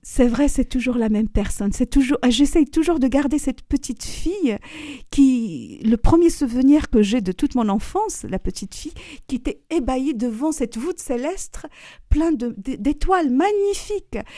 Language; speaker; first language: French; non-native, local second language; Arabic